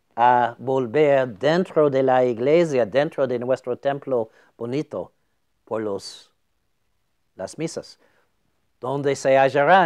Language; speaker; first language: Spanish; non-native, fluent; English